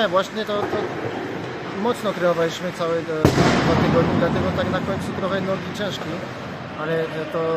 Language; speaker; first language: Polish; early bilingual, heritage; French